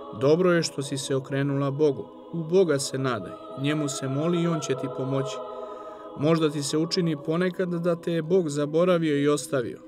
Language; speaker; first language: Serbian; native; Serbian